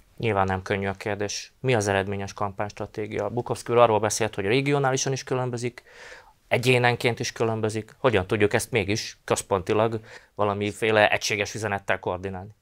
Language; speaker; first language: Hungarian; native; Hungarian